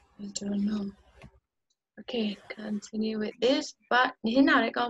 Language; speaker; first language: English; non-native, learner; Vietnamese